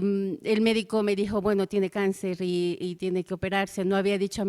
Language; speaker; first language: Spanish; native; Spanish